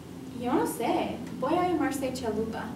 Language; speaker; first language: Spanish; non-native, learner; English